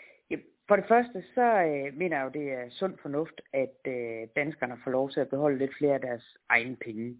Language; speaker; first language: Danish; native; Danish